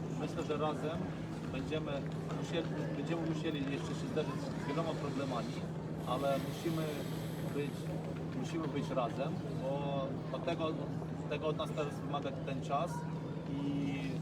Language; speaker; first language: Polish; non-native, fluent; Ukrainian